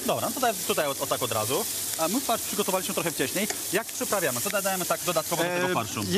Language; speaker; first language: Polish; non-native, fluent; French